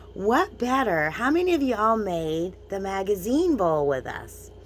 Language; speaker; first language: English; native; English